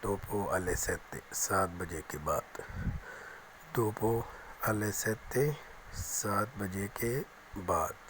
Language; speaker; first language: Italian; non-native, learner; Urdu